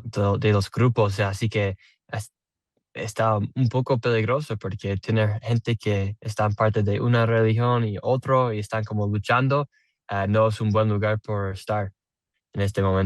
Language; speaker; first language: Spanish; non-native, learner; English